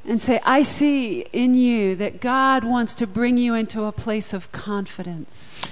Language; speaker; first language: English; native; English